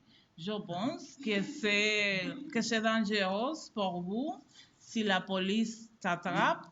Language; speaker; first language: French; non-native, learner; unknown